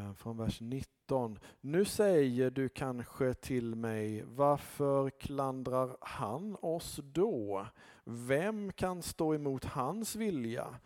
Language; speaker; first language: Swedish; native; Swedish